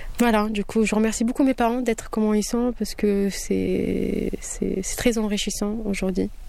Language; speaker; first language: French; early bilingual, other home language; Kabyle